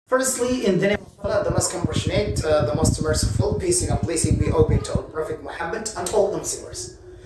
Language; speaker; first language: English; non-native, fluent; Arabic